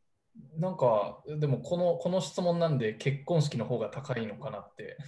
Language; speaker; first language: Japanese; native; Japanese